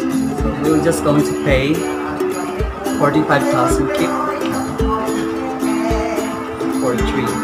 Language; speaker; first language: English; non-native, learner; Filipino